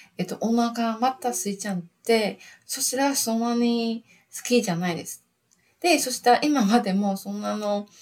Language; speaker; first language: Japanese; non-native, learner; Chinese